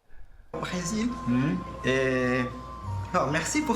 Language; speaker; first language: French; non-native, learner; Portuguese